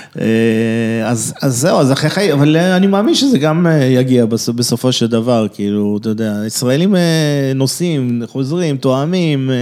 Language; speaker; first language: Hebrew; early bilingual, other home language; French